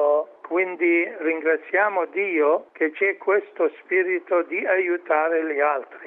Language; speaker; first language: Italian; non-native, fluent; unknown